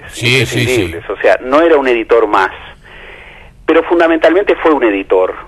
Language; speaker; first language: Spanish; native; Spanish